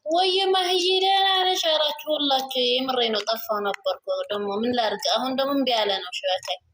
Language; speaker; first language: Amharic; non-native, local second language; Tigrinya